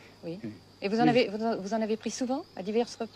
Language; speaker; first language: French; native; French